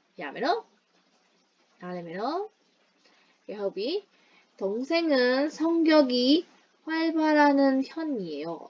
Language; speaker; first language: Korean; non-native, fluent; Burmese